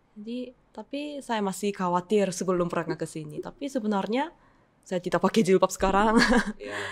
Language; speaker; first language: Indonesian; non-native, fluent; Korean